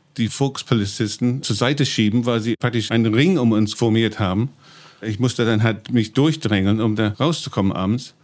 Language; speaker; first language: German; non-native, fluent; English